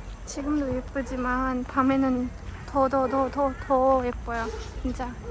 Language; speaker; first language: Korean; non-native, learner; Kazakh